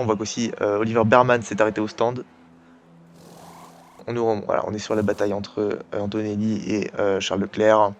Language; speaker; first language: French; native; French